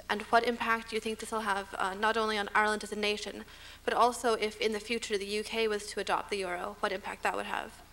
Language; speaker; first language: English; native; English